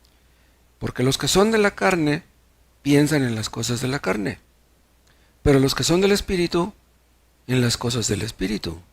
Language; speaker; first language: Spanish; native; Spanish